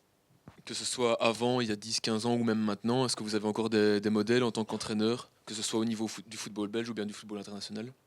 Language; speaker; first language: French; native; French